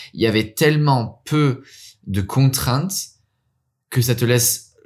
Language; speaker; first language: French; early bilingual, heritage; French